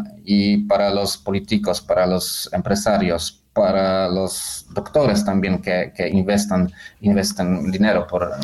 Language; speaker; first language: Spanish; non-native, learner; Polish